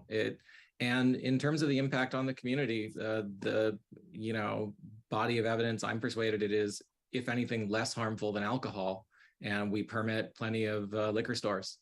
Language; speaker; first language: English; native; English